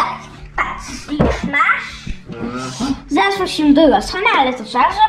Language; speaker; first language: Polish; early bilingual, heritage; Polish